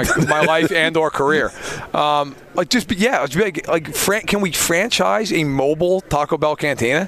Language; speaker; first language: English; native; English